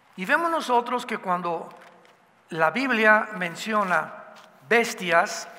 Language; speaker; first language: Spanish; native; Spanish